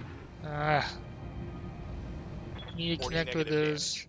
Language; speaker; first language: English; native; English